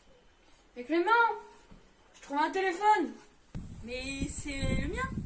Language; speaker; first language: French; native; French